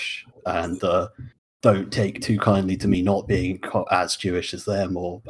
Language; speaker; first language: English; native; English